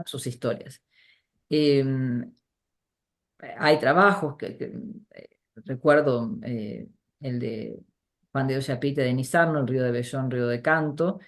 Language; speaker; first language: Spanish; native; Spanish